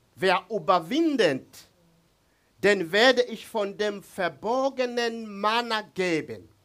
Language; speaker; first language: German; non-native, learner; Swahili